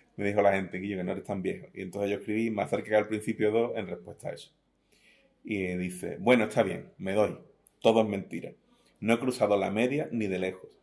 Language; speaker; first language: Spanish; native; Spanish